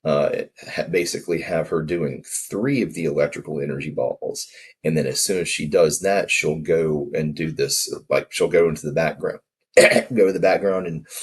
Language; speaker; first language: English; native; English